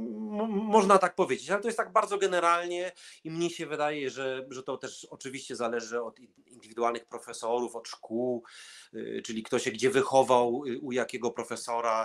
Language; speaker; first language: Polish; early bilingual, heritage; Polish